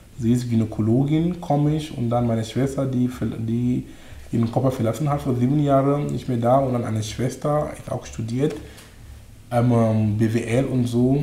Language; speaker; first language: German; non-native, fluent; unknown